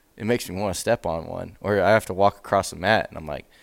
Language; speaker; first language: English; native; English